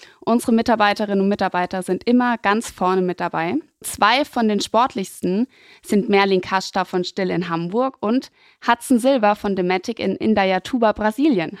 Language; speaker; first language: German; native; German